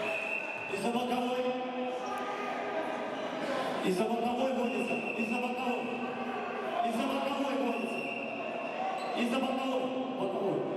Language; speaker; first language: Russian; native; Russian